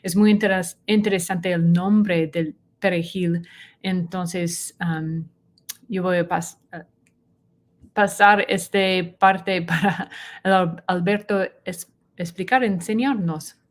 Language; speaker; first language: Spanish; non-native, learner; English